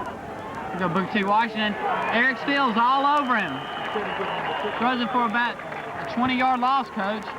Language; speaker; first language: English; native; English